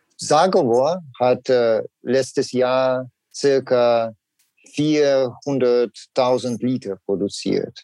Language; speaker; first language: German; non-native, learner; Russian